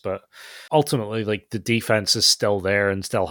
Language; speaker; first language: English; native; English